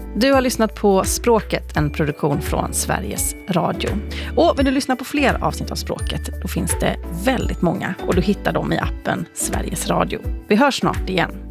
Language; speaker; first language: Swedish; native; Swedish